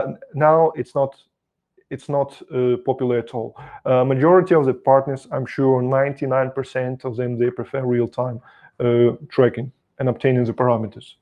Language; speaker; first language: English; non-native, fluent; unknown